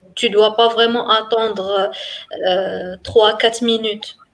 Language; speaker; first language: French; non-native, local second language; Arabic